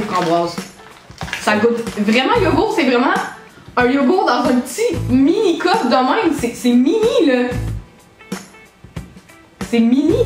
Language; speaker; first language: French; native; French